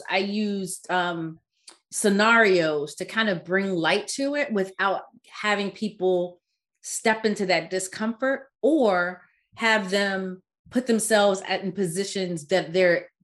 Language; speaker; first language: English; native; English